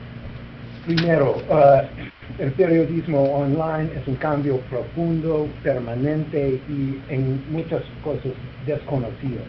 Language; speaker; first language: Spanish; non-native, learner; English